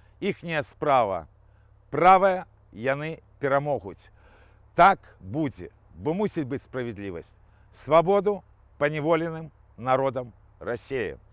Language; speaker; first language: Belarusian; non-native, local second language; Russian